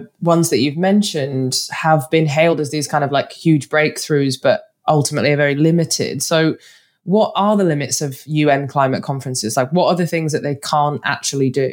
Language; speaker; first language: English; native; English